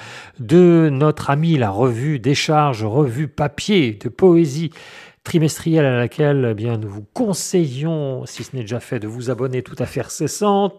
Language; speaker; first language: French; native; French